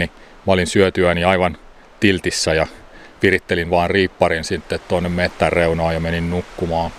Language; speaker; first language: Finnish; native; Finnish